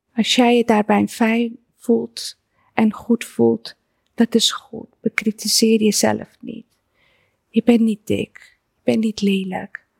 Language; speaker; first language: Dutch; early bilingual, other home language; Persian